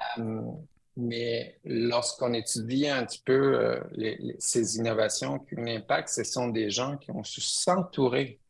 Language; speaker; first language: French; early bilingual, other home language; Spanish